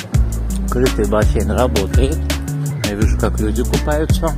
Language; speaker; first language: Russian; non-native, fluent; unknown